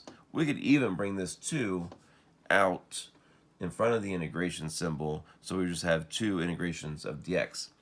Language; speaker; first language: English; native; English